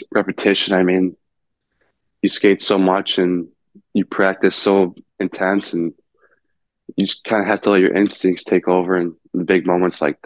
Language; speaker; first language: English; native; English